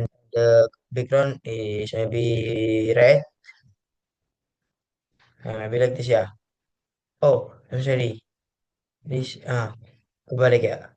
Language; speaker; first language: English; non-native, learner; Indonesian